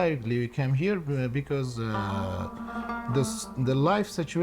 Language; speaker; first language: English; non-native, learner; Persian